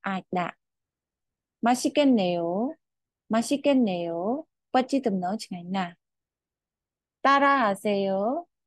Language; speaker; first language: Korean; non-native, fluent; Khmer